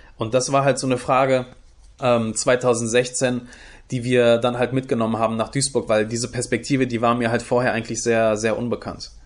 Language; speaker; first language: German; early bilingual, other home language; Turkish